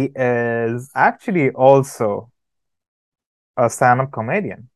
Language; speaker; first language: English; native; English